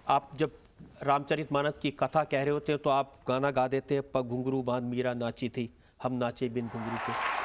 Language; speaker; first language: Hindi; native; Hindi